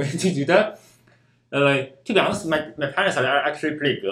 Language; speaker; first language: English; non-native, fluent; Chinese